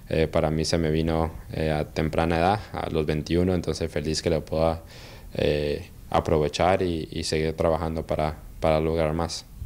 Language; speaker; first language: Spanish; early bilingual, heritage; Spanish